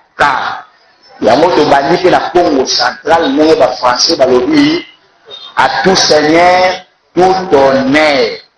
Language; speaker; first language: Lingala; non-native, local second language; Kongo